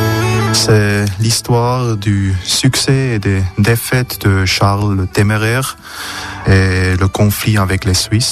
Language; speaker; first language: French; non-native, local second language; German